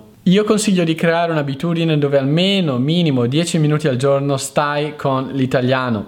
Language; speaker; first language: Italian; native; Italian